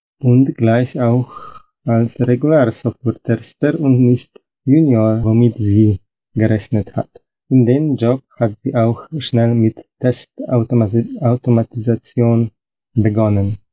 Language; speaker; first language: German; non-native, fluent; Polish